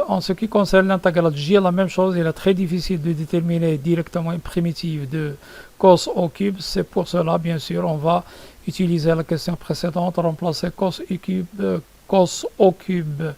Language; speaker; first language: French; non-native, local second language; Arabic